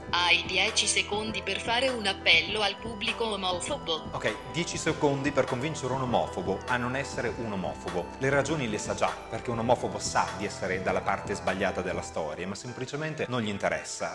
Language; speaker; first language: Italian; native; Italian